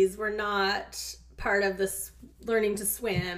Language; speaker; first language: English; native; English